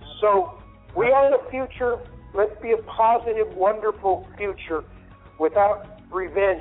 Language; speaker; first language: English; early bilingual, other home language; Spanish